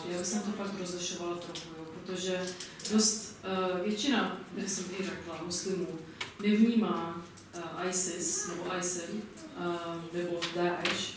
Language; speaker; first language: Czech; non-native, fluent; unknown